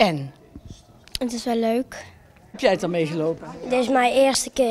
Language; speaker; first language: Dutch; native; Dutch